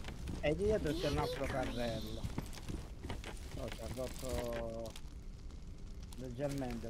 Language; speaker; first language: Italian; native; Italian